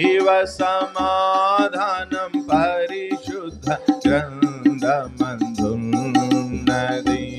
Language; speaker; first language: Telugu; native; Telugu